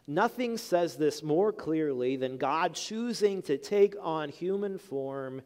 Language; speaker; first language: English; native; English